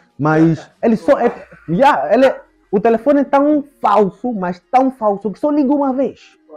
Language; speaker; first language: Portuguese; native; Portuguese